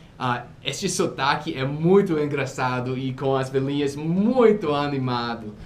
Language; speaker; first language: Portuguese; non-native, fluent; English